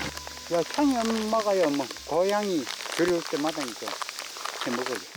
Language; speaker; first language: Korean; native; Korean